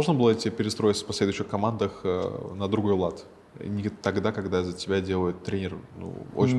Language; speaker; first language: Russian; native; Russian